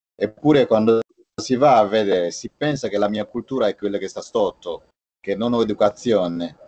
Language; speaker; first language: Italian; non-native, fluent; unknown